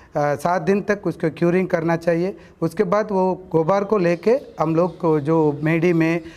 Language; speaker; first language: Hindi; non-native, local second language; Kannada